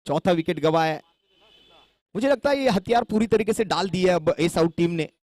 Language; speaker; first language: Hindi; non-native, local second language; Marathi